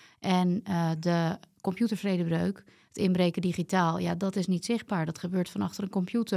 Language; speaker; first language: Dutch; native; Dutch